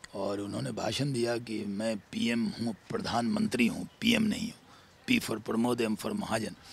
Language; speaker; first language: Hindi; native; Hindi